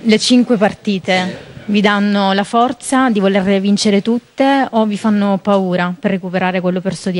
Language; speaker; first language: Italian; native; Italian